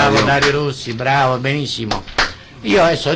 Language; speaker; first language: Italian; native; Italian